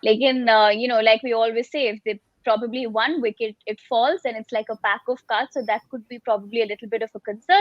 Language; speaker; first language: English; non-native, local second language; Hindi